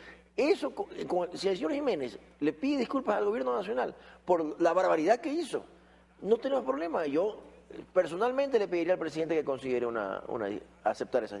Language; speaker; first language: Spanish; native; Spanish